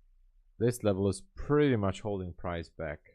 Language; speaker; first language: English; non-native, fluent; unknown